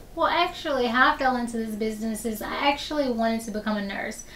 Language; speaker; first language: English; native; English